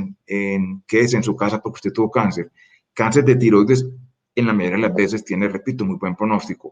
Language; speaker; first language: Spanish; native; Spanish